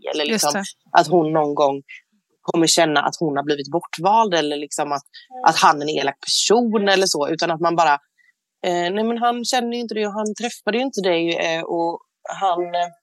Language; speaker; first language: Swedish; native; Swedish